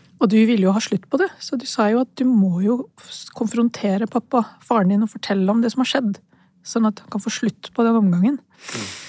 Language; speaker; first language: Norwegian; early bilingual, other home language; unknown